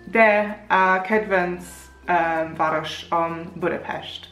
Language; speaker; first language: Hungarian; non-native, learner; English